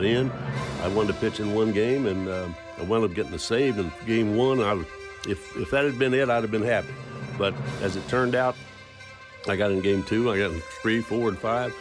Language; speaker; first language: English; native; English